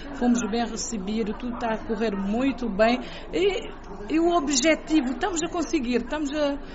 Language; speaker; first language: Portuguese; non-native, local second language; Kabuverdianu